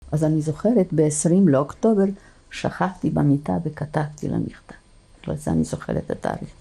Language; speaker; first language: Hebrew; non-native, fluent; Polish